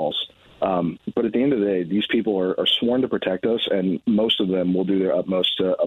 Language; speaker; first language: English; native; English